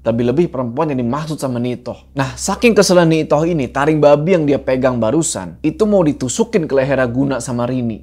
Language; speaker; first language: Indonesian; native; Indonesian